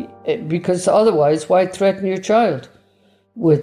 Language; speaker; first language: English; native; English